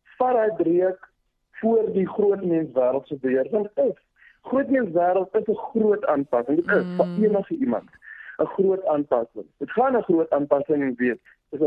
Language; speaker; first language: Afrikaans; early bilingual, other home language; Zulu